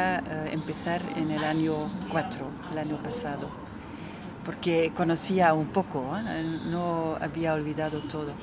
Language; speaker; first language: Spanish; non-native, fluent; Dutch